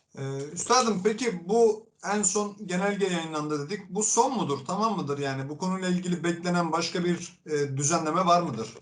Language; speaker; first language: Turkish; native; Turkish